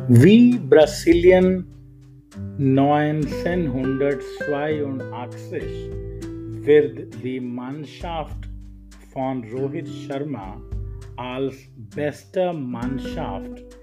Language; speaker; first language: German; non-native, learner; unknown